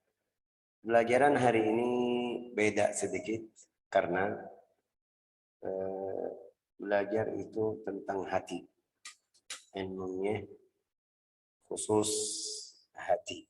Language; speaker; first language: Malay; non-native, fluent; Arabic